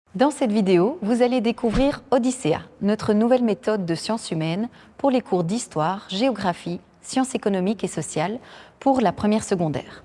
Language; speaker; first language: French; native; French